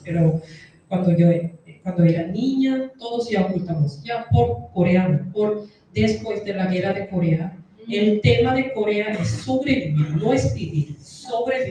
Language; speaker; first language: Spanish; non-native, learner; Korean